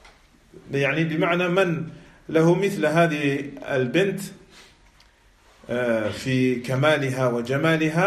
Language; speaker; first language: Arabic; non-native, fluent; French